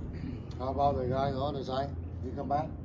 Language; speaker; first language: English; non-native, learner; Vietnamese